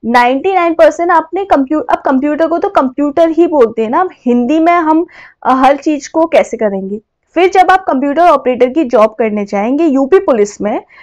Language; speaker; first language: Hindi; native; Hindi